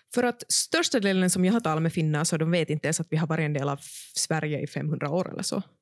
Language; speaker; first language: Swedish; native; Swedish